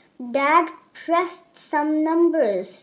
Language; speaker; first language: English; non-native, local second language; Urdu